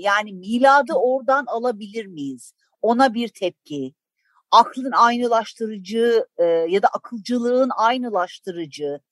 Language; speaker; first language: Turkish; native; Turkish